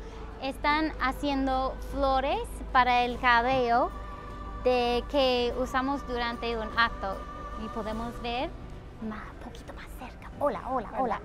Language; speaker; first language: Spanish; non-native, fluent; English